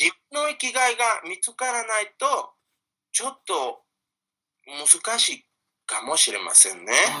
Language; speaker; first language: Japanese; non-native, fluent; Spanish